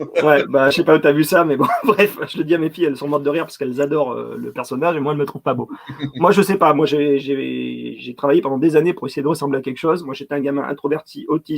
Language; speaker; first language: French; native; French